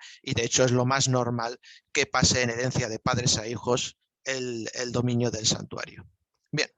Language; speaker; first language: Spanish; native; Spanish